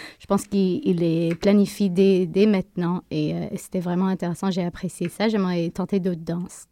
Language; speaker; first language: French; native; French